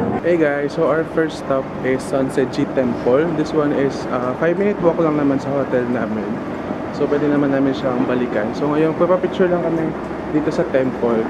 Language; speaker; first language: Filipino; native; Filipino